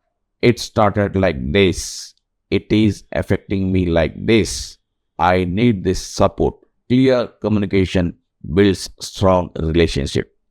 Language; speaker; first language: English; non-native, local second language; Telugu